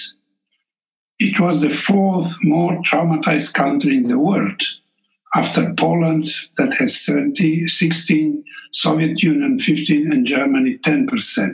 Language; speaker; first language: English; non-native, fluent; Slovenian